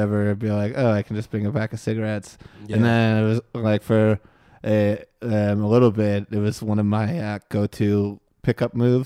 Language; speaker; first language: English; native; English